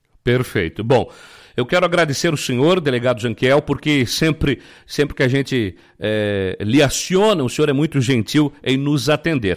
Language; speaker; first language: Portuguese; native; Portuguese